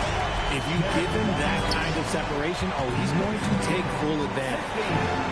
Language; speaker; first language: English; native; English